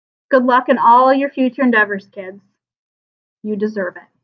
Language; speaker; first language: English; native; English